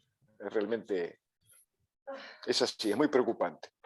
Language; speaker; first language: Spanish; native; Spanish